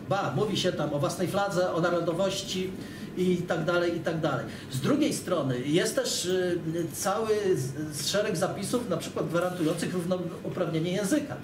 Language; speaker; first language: Polish; native; Polish